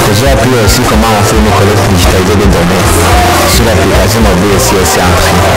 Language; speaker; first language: French; non-native, local second language; Rundi